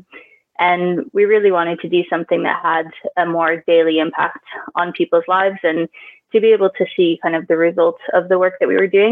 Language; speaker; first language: English; native; English